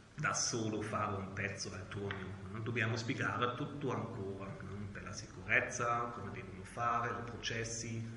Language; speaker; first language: Italian; non-native, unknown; German